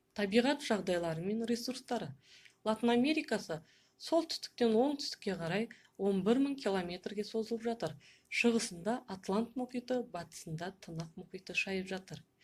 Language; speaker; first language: Kazakh; native; Kazakh